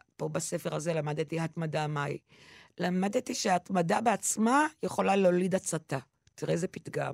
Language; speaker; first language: Hebrew; non-native, local second language; French